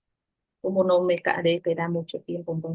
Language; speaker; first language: Spanish; non-native, fluent; Vietnamese